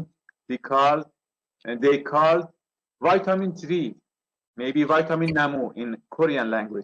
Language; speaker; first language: English; non-native, learner; Persian